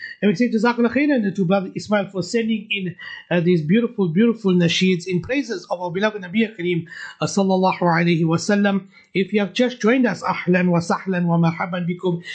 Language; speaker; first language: English; native; English